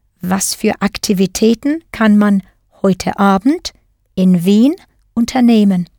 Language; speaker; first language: German; non-native, fluent; English